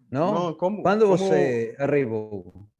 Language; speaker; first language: Portuguese; non-native, fluent; Spanish